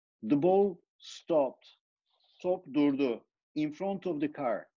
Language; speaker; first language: English; non-native, fluent; Turkish